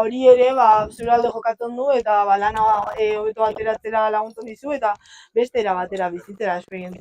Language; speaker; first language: Basque; native; Basque